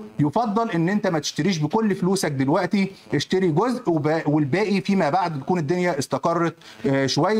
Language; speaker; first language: Arabic; native; Arabic